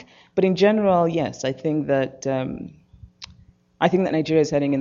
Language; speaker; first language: English; non-native, local second language; Igbo